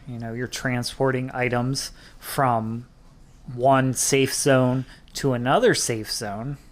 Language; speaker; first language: English; native; English